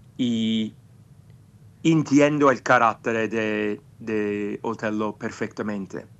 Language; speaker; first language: Spanish; non-native, fluent; English